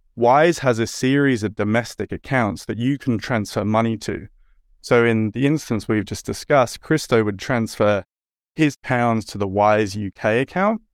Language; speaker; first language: English; native; English